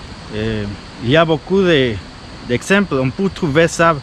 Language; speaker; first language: French; non-native, fluent; Spanish